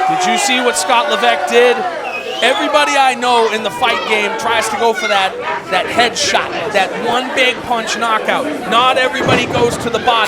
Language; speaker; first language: English; native; English